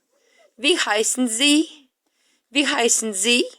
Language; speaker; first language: German; non-native, fluent; Latvian